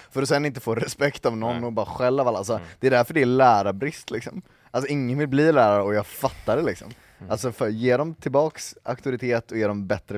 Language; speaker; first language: Swedish; native; Swedish